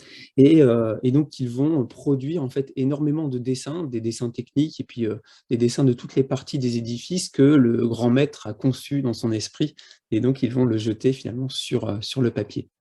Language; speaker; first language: French; native; French